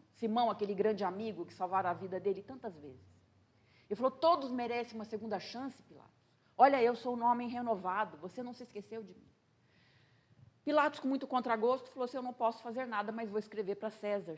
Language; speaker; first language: Portuguese; native; Portuguese